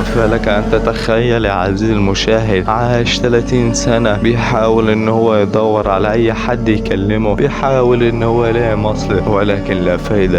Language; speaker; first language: Arabic; native; Arabic